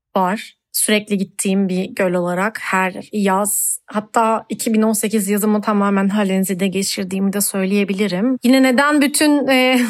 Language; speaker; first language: Turkish; native; Turkish